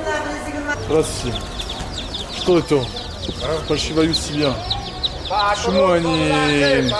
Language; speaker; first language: Russian; non-native, learner; French